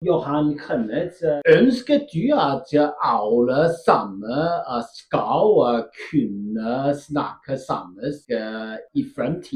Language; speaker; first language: Norwegian; non-native, learner; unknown